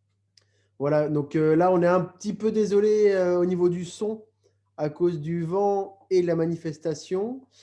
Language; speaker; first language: French; native; French